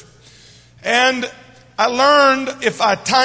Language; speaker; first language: English; native; English